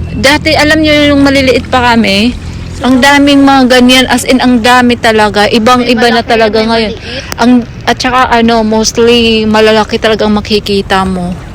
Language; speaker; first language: Filipino; non-native, local second language; Waray